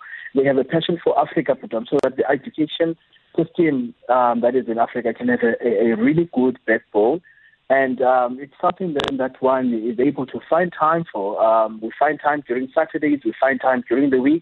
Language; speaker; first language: English; non-native, local second language; Xhosa